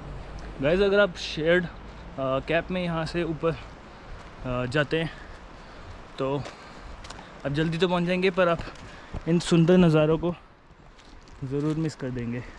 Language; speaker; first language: Hindi; native; Hindi